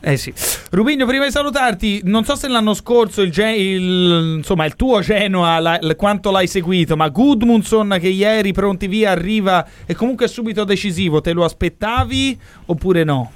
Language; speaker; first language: Italian; native; Italian